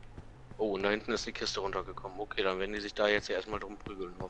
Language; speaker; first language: German; native; German